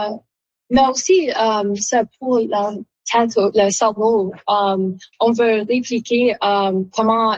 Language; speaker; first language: French; non-native, learner; English